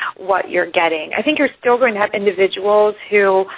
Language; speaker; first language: English; early bilingual, other home language; Icelandic